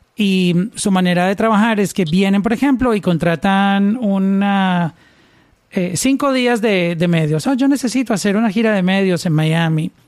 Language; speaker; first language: Spanish; native; Spanish